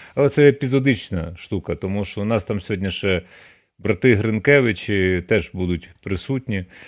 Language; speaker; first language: Ukrainian; native; Ukrainian